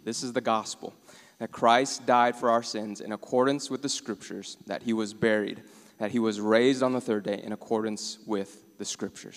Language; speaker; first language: English; native; English